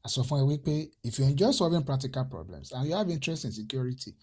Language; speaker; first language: English; non-native, local second language; Yoruba